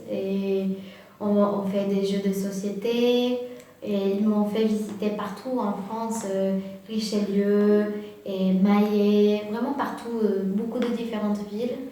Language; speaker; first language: French; non-native, fluent; Spanish